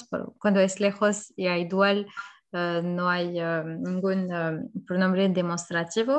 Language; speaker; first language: Spanish; non-native, fluent; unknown